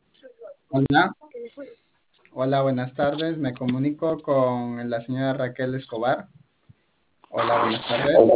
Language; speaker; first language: Spanish; native; Spanish